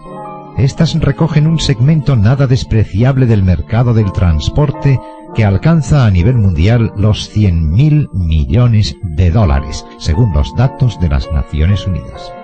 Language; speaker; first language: Spanish; native; Spanish